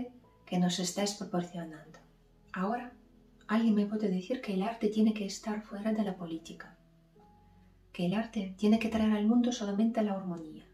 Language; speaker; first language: Spanish; non-native, fluent; Ukrainian